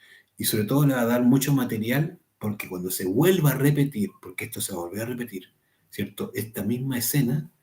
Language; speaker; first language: Spanish; native; Spanish